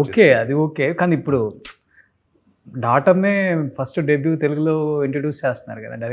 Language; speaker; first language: Telugu; native; Telugu